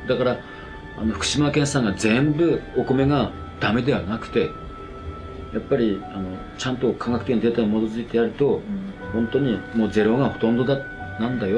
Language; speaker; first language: Japanese; native; Japanese